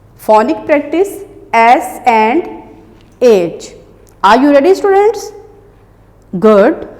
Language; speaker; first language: English; non-native, local second language; Urdu